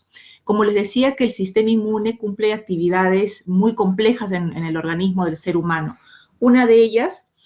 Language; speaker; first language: Spanish; native; Spanish